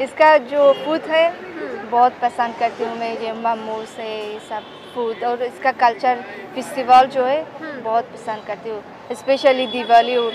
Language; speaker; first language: Hindi; non-native, learner; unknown